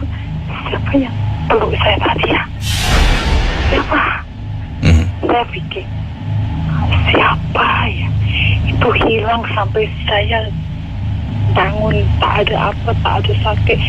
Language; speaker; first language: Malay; non-native, learner; Indonesian